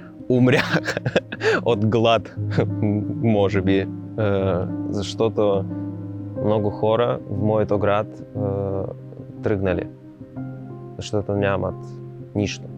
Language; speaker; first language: Bulgarian; non-native, learner; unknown